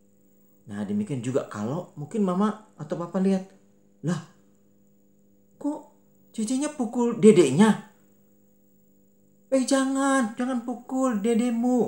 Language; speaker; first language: Malay; native; Malay